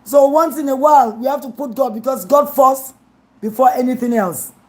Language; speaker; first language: English; non-native, local second language; Yoruba